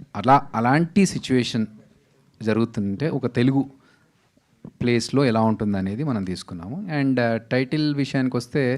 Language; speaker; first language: Telugu; native; Telugu